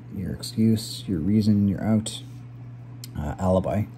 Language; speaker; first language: English; native; English